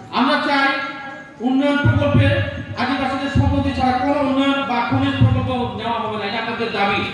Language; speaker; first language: Bangla; non-native, local second language; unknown